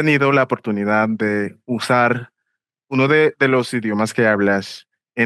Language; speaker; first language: Spanish; non-native, fluent; English